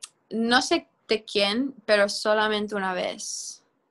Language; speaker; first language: Spanish; non-native, learner; English